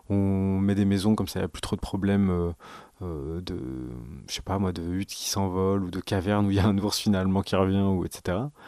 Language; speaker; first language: French; native; French